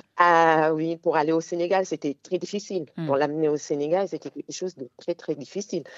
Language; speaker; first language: French; non-native, local second language; Wolof